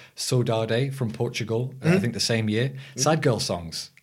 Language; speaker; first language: English; native; English